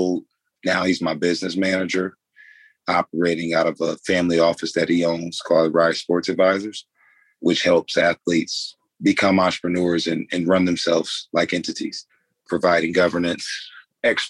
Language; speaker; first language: English; native; English